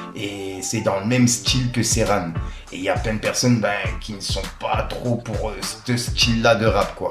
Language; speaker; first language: French; native; French